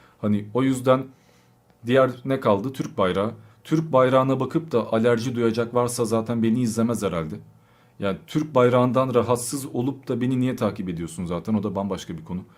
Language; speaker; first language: Turkish; early bilingual, other home language; Albanian